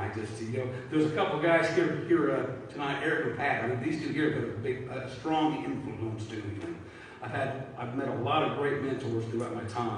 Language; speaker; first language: English; native; English